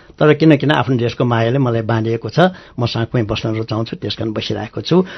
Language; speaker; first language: Nepali; non-native, local second language; Newari